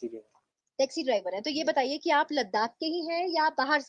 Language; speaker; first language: Hindi; native; Hindi